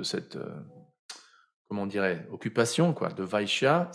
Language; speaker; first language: French; native; French